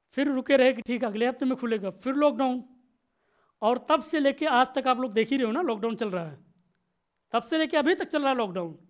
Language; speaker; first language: Hindi; native; Hindi